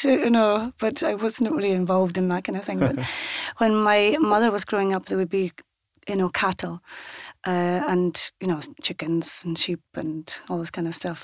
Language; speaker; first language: English; non-native, local second language; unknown